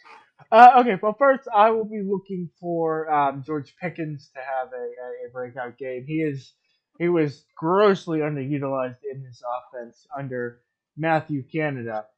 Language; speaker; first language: English; native; English